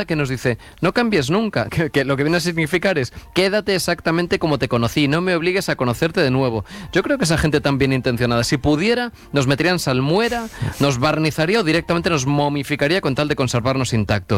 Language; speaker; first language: Spanish; native; Spanish